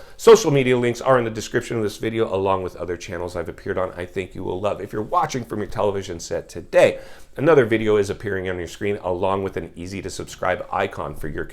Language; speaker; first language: English; native; English